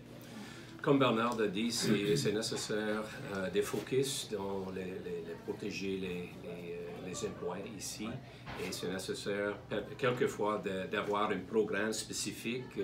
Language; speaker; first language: French; non-native, learner; English